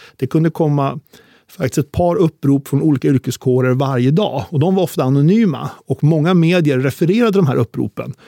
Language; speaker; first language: Swedish; native; Swedish